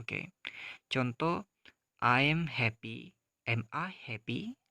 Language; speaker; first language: English; non-native, fluent; Indonesian